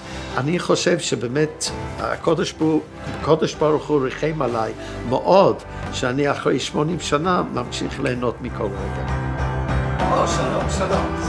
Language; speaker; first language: Hebrew; non-native, fluent; English